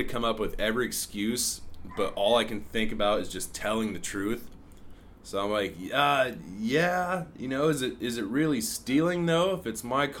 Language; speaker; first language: English; native; English